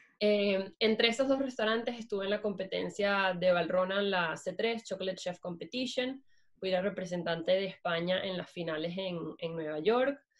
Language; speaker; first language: Spanish; native; Spanish